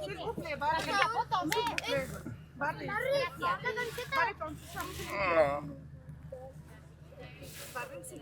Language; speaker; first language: French; non-native, learner; Spanish